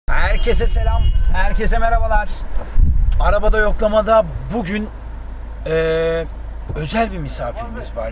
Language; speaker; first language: Turkish; native; Turkish